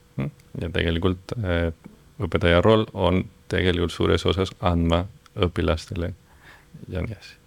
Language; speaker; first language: Estonian; non-native, fluent; Spanish